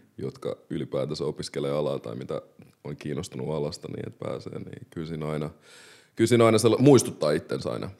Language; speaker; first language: Finnish; early bilingual, other home language; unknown